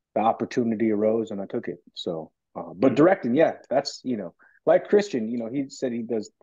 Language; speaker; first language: English; native; English